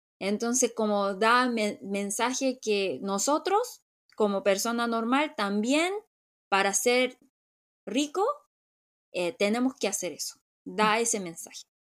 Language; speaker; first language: Spanish; non-native, fluent; Korean